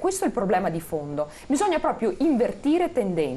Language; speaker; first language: Italian; native; Italian